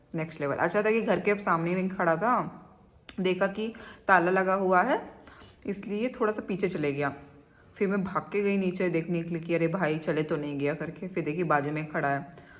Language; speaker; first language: Hindi; non-native, local second language; Kannada